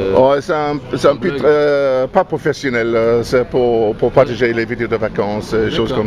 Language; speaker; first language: French; non-native, learner; English